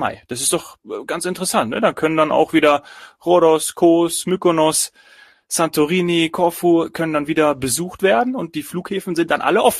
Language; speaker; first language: German; native; German